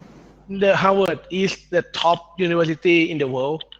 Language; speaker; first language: English; non-native, learner; Thai